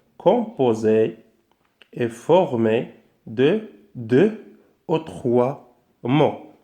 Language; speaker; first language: French; non-native, local second language; Arabic